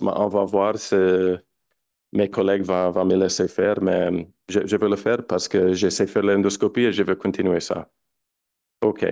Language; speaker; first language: French; non-native, fluent; English